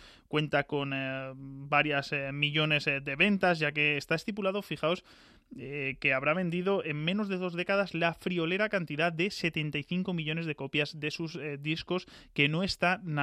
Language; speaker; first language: Spanish; native; Spanish